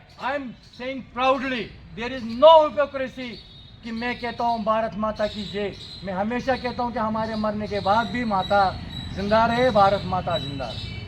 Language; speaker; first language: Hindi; non-native, local second language; Kashmiri